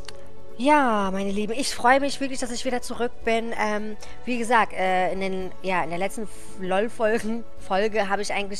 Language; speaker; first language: German; native; German